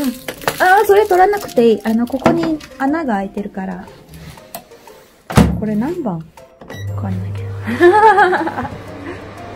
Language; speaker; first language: Japanese; non-native, local second language; Indonesian